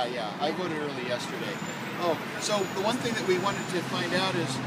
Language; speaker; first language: English; native; English